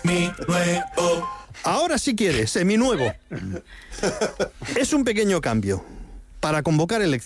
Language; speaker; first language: Spanish; native; Spanish